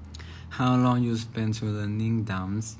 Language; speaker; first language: English; non-native, learner; Thai